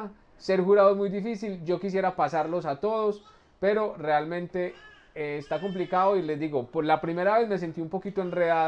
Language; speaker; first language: Spanish; native; Spanish